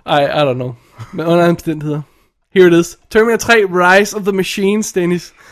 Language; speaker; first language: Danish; native; Danish